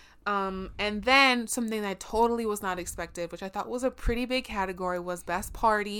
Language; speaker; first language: English; early bilingual, other home language; Spanish